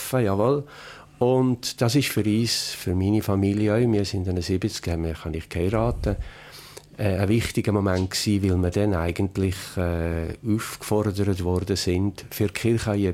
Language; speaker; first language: German; native; German